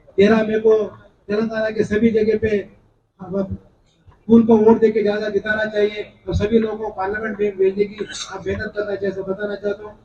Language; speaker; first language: Hindi; non-native, local second language; Telugu